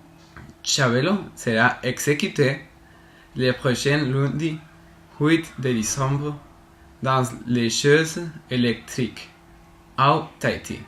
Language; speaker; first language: French; non-native, learner; Spanish